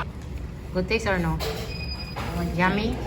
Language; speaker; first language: English; non-native, learner; Filipino